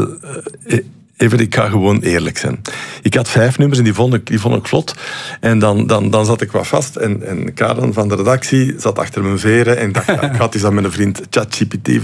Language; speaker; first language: Dutch; native; Dutch